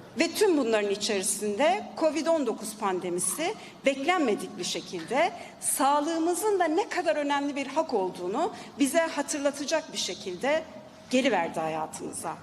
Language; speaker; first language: Turkish; native; Turkish